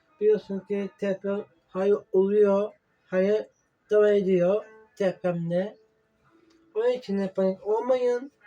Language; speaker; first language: Turkish; non-native, learner; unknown